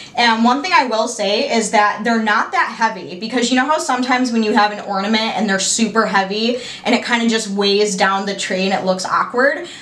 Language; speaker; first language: English; native; English